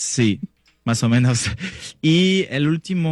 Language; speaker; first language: Spanish; non-native, learner; French